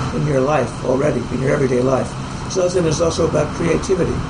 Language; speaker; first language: English; native; English